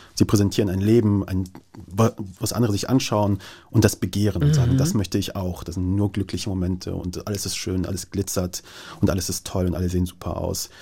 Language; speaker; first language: German; native; German